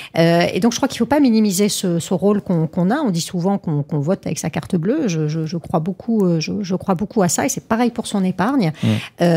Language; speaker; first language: French; native; French